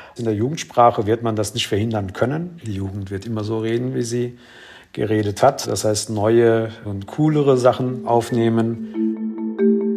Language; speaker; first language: German; early bilingual, other home language; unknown